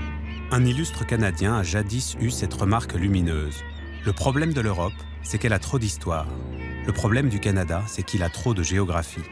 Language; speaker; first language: French; native; French